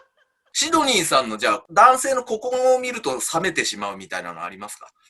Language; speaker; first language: Japanese; native; Japanese